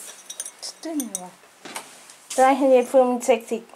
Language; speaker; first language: German; non-native, learner; Thai